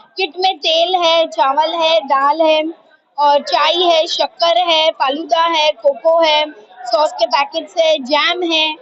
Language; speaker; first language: Hindi; native; Hindi